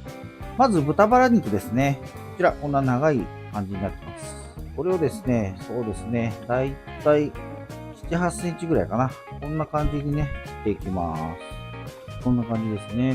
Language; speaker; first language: Japanese; native; Japanese